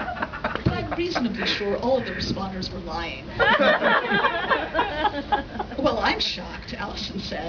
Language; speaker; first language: English; native; English